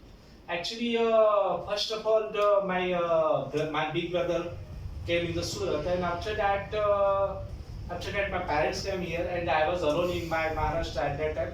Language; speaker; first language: English; non-native, local second language; Marathi